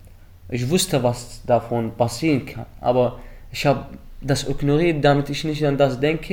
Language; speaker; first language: German; early bilingual, other home language; Arabic